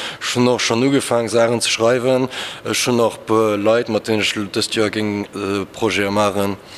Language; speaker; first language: Luxembourgish; early bilingual, other home language; Portuguese